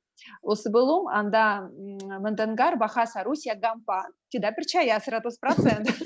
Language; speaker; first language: Indonesian; non-native, learner; Russian